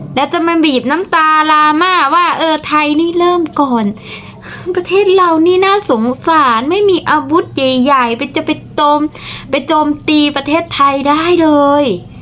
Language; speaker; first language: Thai; native; Thai